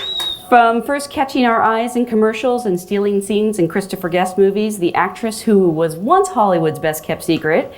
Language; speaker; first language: English; native; English